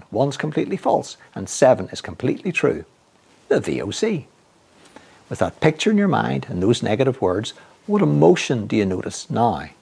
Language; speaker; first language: English; native; English